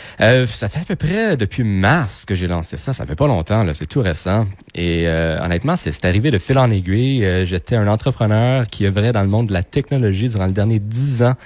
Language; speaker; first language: French; native; French